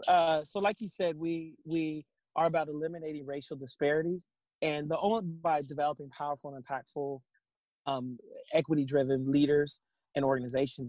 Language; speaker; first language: English; native; English